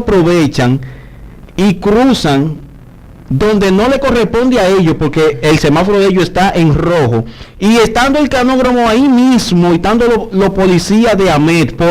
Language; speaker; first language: Spanish; native; Spanish